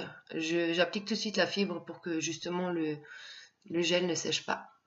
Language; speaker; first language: French; native; French